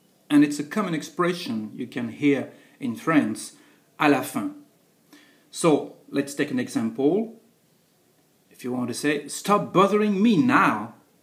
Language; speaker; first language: English; non-native, fluent; French